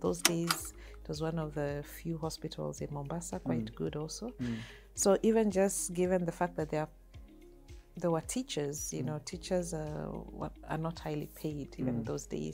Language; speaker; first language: English; non-native, local second language; Luyia